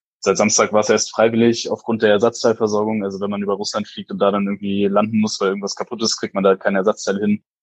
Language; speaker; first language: German; native; German